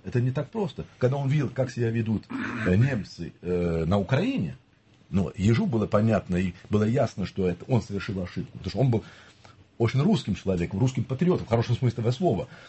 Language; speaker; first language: Russian; non-native, fluent; French